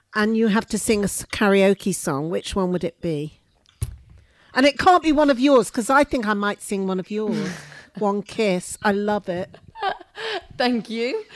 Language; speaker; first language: English; early bilingual, other home language; Albanian